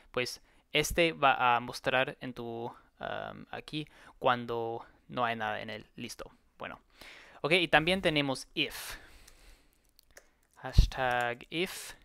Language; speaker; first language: Spanish; non-native, learner; English